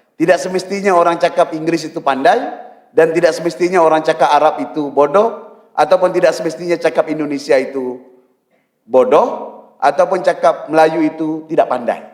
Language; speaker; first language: Malay; native; Malay